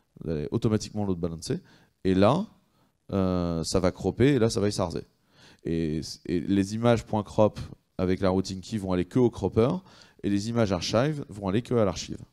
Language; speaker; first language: French; native; French